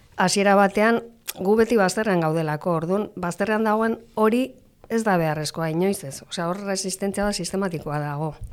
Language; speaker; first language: Basque; non-native, local second language; Spanish